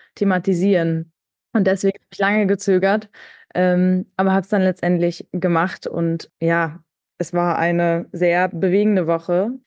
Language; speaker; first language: German; native; German